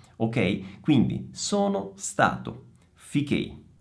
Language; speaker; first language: Italian; native; Italian